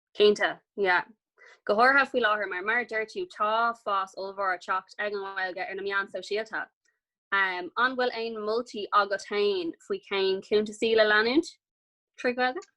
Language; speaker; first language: Irish; non-native, local second language; English